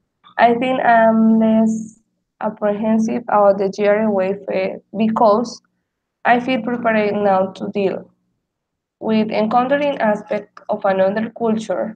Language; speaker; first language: English; non-native, learner; Spanish